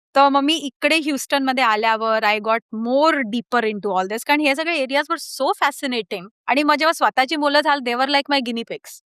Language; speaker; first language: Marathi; early bilingual, heritage; Marathi